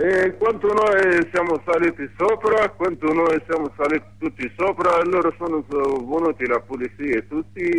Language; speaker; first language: Italian; non-native, learner; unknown